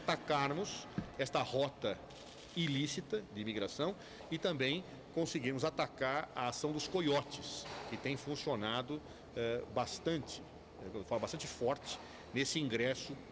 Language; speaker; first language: Portuguese; native; Portuguese